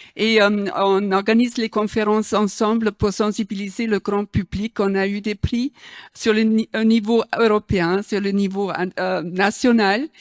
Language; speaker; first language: French; non-native, fluent; German